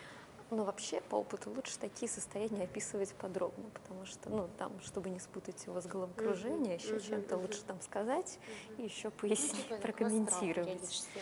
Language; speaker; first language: Russian; native; Russian